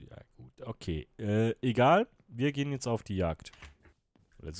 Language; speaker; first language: German; native; German